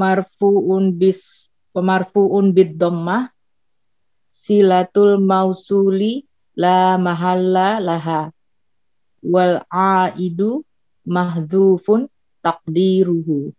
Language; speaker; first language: Arabic; non-native, learner; Indonesian